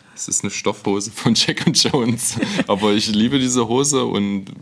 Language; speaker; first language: German; native; German